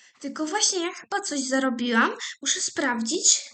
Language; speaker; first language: Polish; native; Polish